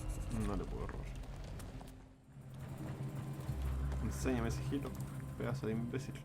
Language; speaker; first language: Spanish; native; Spanish